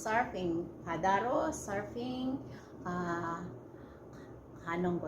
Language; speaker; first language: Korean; non-native, learner; Cebuano